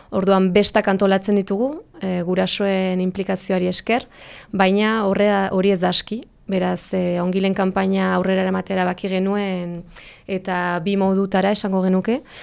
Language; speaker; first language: Basque; native; Basque